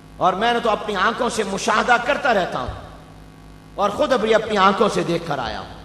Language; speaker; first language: Urdu; non-native, local second language; Punjabi